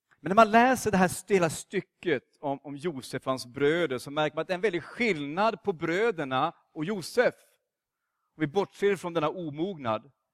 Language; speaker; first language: Swedish; native; Swedish